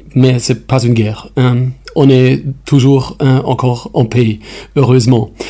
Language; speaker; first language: French; non-native, fluent; German